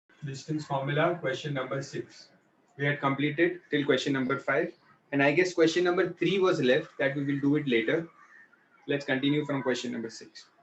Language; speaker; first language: English; non-native, local second language; Hindi